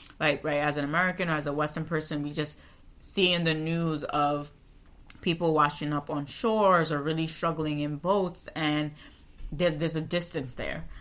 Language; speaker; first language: English; native; English